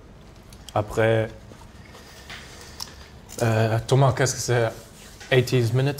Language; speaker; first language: French; non-native, learner; German